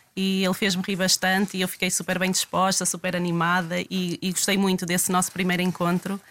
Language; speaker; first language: Portuguese; native; Portuguese